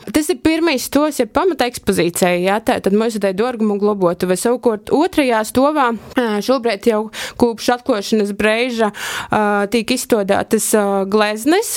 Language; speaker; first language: Latvian; native; Latvian